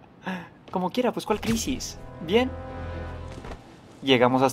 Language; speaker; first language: Spanish; native; Spanish